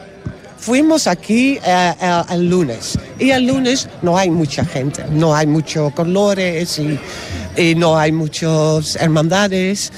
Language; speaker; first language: Spanish; non-native, learner; Dutch